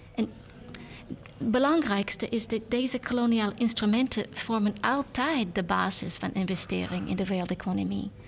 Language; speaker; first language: Dutch; non-native, learner; English